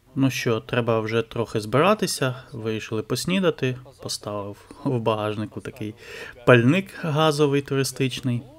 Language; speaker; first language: Ukrainian; non-native, local second language; Russian